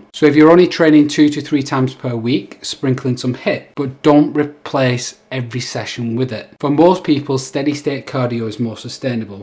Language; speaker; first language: English; native; English